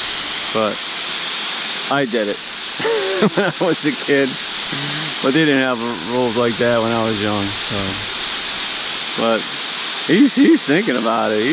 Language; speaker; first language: English; native; English